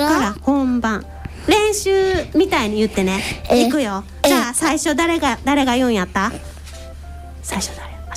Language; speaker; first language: Japanese; native; Japanese